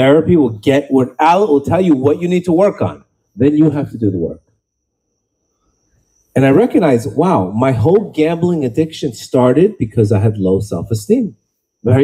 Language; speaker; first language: English; native; English